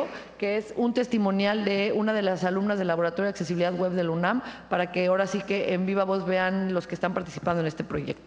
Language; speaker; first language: Spanish; native; Spanish